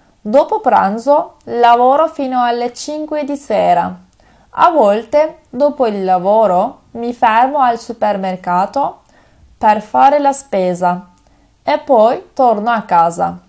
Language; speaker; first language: Italian; non-native, fluent; Turkish